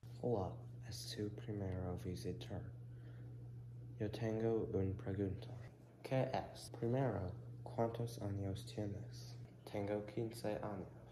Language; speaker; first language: Spanish; non-native, learner; English